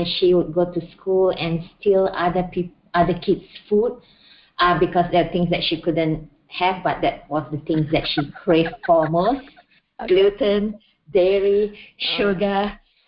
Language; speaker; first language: English; non-native, local second language; Malay